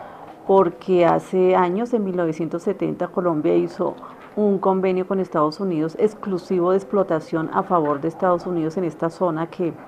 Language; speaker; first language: Spanish; native; Spanish